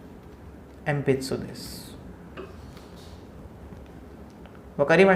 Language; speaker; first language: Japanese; non-native, fluent; Hindi